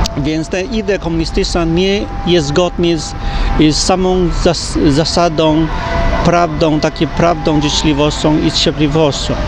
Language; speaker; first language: Polish; non-native, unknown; Chinese